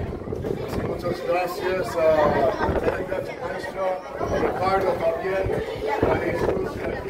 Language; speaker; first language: Spanish; non-native, fluent; English